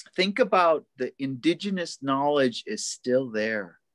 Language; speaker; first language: English; native; English